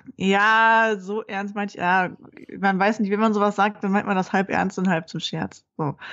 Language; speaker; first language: German; native; German